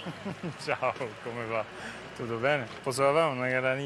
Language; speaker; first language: Italian; non-native, learner; English